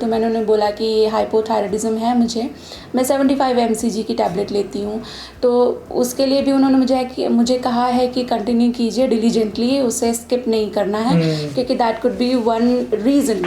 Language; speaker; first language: Hindi; native; Hindi